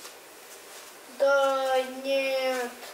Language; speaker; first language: Russian; early bilingual, heritage; Russian